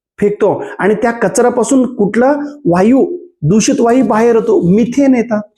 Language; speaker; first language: Marathi; non-native, local second language; Kannada